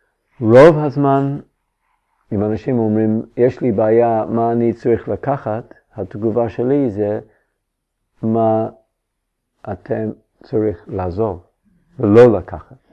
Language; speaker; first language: Hebrew; non-native, fluent; English